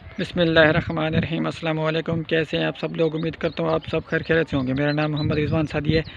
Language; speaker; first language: Urdu; non-native, local second language; Saraiki